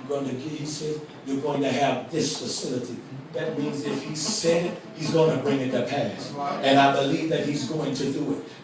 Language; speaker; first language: English; native; English